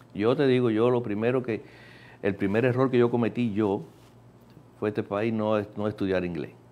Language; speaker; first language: Spanish; native; Spanish